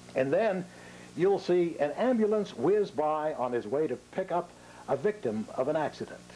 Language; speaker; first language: English; native; English